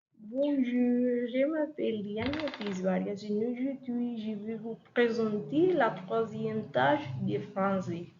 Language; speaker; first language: French; non-native, learner; Spanish